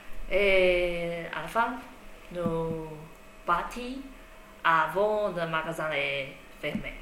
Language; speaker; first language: French; non-native, learner; Chinese